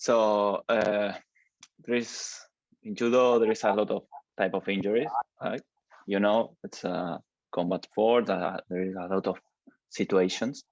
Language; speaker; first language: English; non-native, learner; Spanish